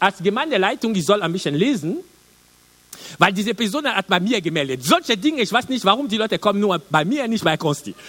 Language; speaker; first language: German; non-native, learner; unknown